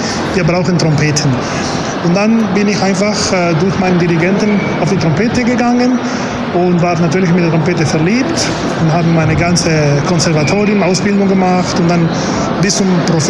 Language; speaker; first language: German; non-native, fluent; Spanish